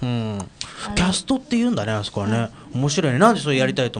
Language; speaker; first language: Japanese; native; Japanese